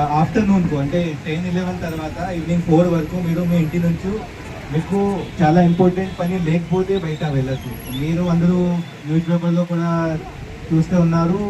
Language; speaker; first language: Telugu; non-native, fluent; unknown